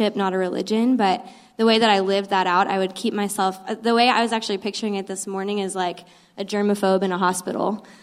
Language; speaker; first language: English; native; English